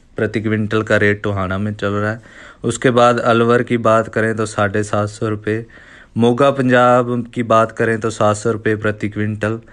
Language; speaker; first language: Hindi; non-native, local second language; Punjabi